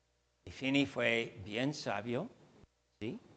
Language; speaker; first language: Spanish; non-native, fluent; English